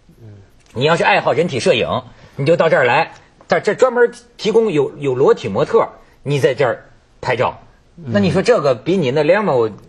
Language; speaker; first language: Chinese; native; Chinese